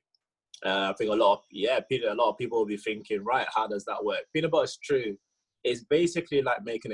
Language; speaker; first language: English; early bilingual, other home language; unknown